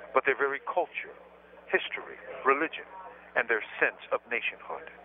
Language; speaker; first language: English; native; English